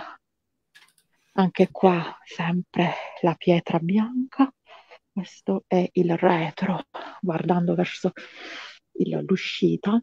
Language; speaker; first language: Italian; native; Italian